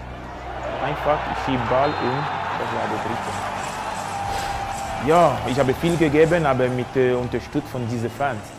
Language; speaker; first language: German; non-native, fluent; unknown